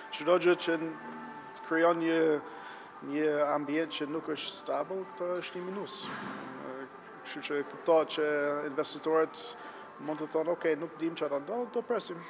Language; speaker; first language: Albanian; non-native, fluent; English